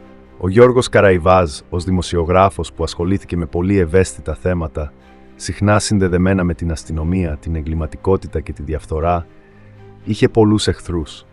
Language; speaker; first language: Greek; native; Greek